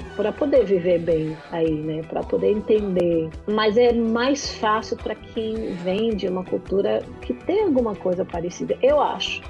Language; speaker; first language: Portuguese; non-native, fluent; English